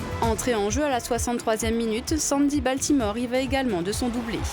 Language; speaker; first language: French; native; French